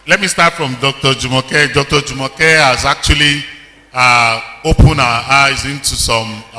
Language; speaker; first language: English; non-native, local second language; Yoruba